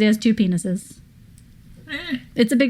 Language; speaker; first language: English; native; English